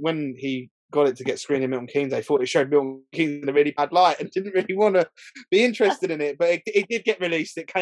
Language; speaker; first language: English; native; English